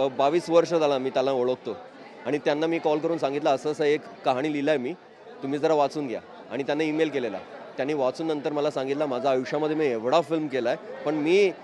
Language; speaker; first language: Marathi; non-native, local second language; Malayalam